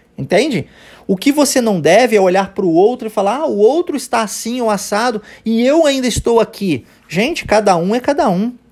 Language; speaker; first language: Portuguese; early bilingual, heritage; Portuguese